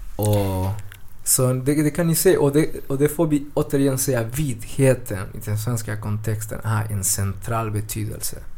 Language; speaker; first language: Swedish; early bilingual, other home language; Spanish